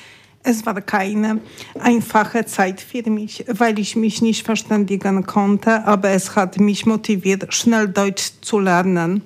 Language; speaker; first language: German; non-native, fluent; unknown